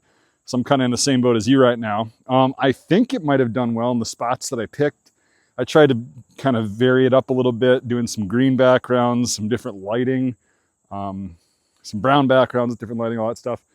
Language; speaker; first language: English; native; English